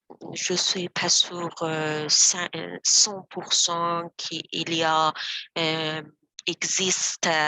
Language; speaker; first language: French; non-native, learner; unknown